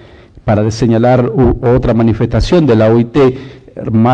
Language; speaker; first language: Spanish; native; Spanish